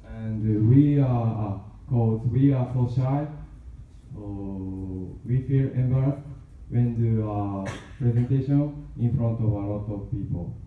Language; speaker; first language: English; non-native, learner; Japanese